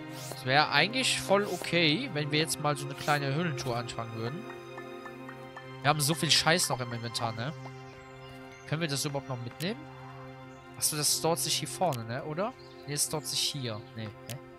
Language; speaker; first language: German; native; German